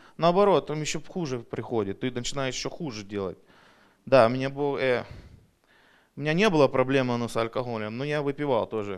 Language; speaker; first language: Russian; early bilingual, heritage; Russian